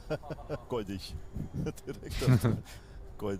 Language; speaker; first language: German; native; German